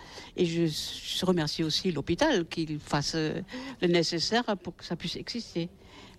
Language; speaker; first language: French; native; French